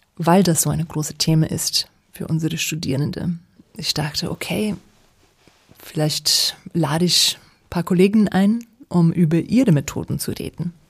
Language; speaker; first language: German; non-native, fluent; English